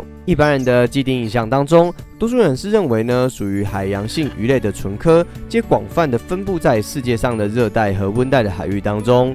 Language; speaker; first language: Chinese; native; Chinese